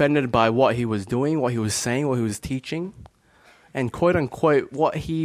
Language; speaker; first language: English; native; English